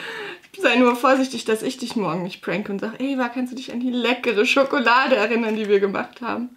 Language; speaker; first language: German; native; German